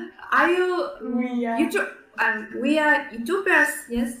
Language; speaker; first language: English; non-native, learner; Kazakh